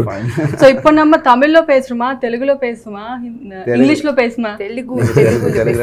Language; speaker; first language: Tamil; non-native, learner; Telugu